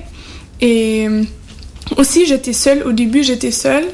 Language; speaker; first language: French; non-native, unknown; German